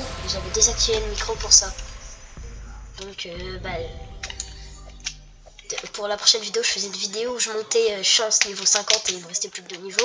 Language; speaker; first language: French; native; French